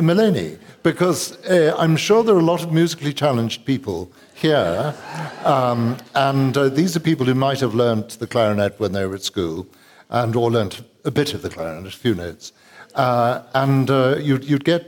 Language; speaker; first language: English; native; English